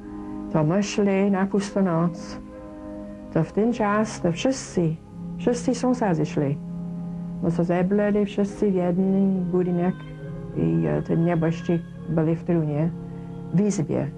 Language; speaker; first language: Polish; early bilingual, heritage; Kashubian